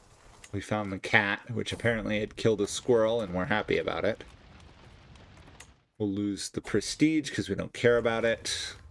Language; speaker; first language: English; native; English